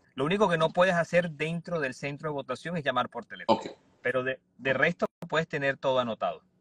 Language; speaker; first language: Spanish; native; Spanish